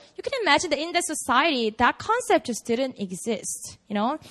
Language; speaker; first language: English; non-native, fluent; Korean